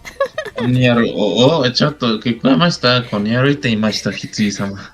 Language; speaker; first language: Japanese; non-native, learner; Spanish